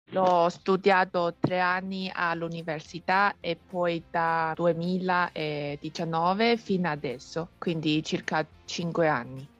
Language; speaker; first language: Italian; non-native, fluent; Chinese